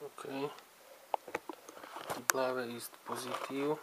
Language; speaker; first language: German; non-native, learner; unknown